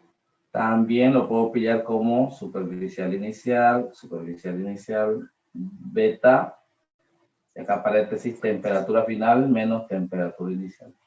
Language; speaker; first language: Spanish; native; Spanish